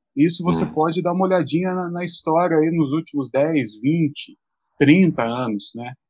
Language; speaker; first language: Portuguese; native; Portuguese